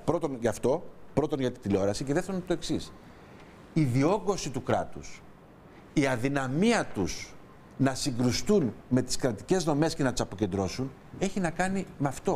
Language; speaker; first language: Greek; native; Greek